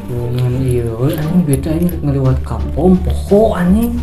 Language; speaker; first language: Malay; non-native, local second language; Sundanese